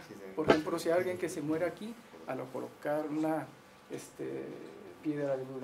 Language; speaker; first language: Spanish; non-native, learner; Japanese